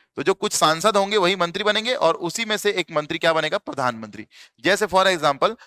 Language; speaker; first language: Hindi; native; Hindi